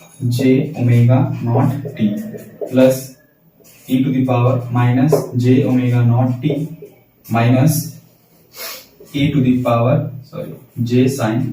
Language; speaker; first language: Hindi; native; Hindi